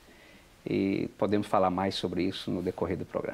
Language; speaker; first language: Portuguese; native; Portuguese